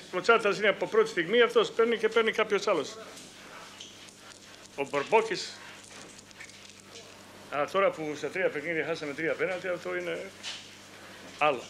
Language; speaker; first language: Greek; non-native, fluent; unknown